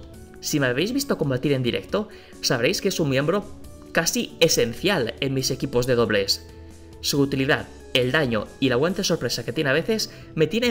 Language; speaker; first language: Spanish; native; Spanish